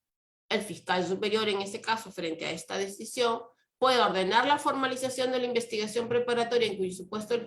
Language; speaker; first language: Spanish; native; Spanish